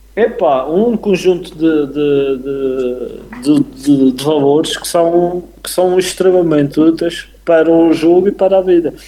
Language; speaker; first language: Portuguese; native; Portuguese